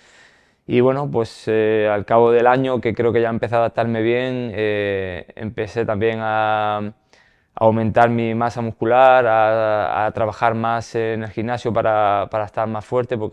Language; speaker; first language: Spanish; native; Spanish